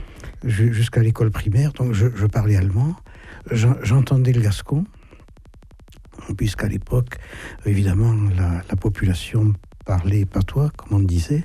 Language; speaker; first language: French; native; French